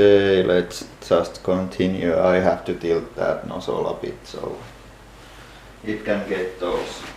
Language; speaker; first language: English; non-native, fluent; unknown